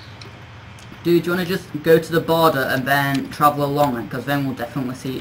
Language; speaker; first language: English; native; English